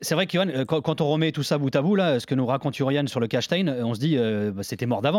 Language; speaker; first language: French; native; French